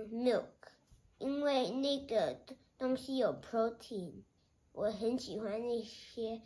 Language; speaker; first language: Chinese; early bilingual, heritage; Chinese